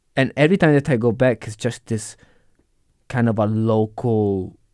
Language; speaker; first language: English; non-native, fluent; Italian